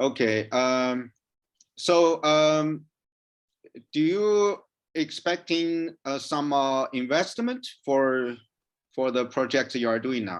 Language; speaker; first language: English; non-native, learner; Chinese